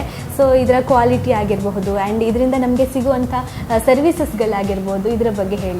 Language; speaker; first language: Kannada; native; Kannada